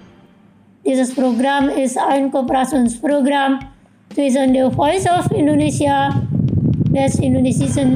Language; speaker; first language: German; non-native, fluent; Indonesian